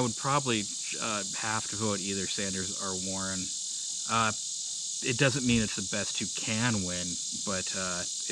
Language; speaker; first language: English; native; English